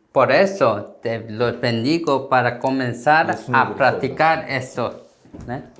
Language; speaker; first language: Spanish; non-native, learner; Korean